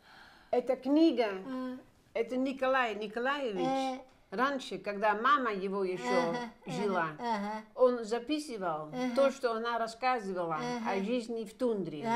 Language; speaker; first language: Russian; non-native, fluent; Dutch